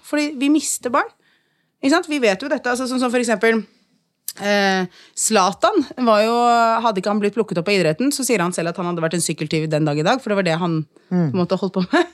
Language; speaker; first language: Norwegian; early bilingual, other home language; Arabic